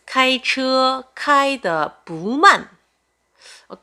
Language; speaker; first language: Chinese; non-native, fluent; Korean